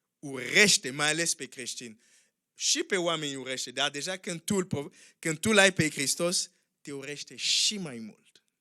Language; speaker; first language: Romanian; non-native, fluent; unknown